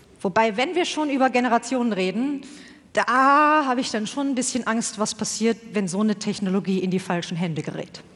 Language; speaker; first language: German; native; German